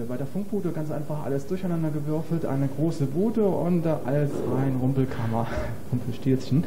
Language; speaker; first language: German; native; German